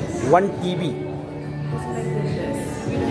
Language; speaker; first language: English; non-native, local second language; Hindi